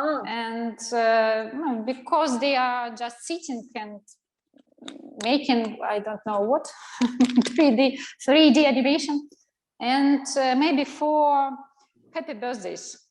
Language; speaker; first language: English; non-native, learner; Russian